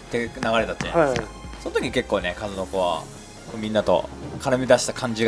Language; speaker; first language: Japanese; native; Japanese